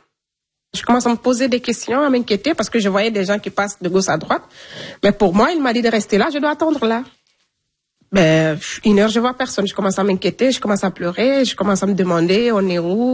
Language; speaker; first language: French; non-native, fluent; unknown